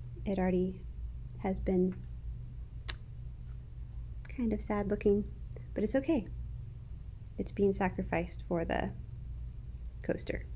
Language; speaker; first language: English; native; English